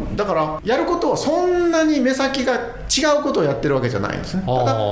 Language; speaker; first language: Japanese; native; Japanese